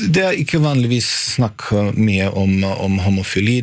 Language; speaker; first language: Norwegian; non-native, fluent; Bosnian